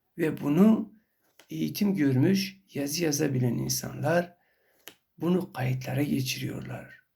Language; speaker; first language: Turkish; non-native, local second language; Kurdish